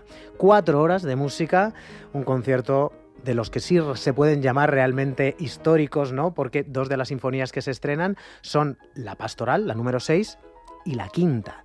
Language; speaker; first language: Spanish; native; Spanish